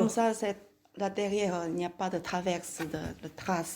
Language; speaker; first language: French; non-native, learner; Chinese